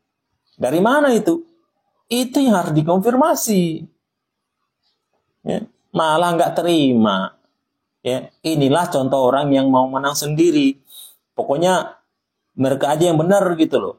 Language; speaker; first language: Indonesian; native; Indonesian